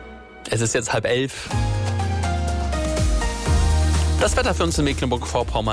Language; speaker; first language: German; native; German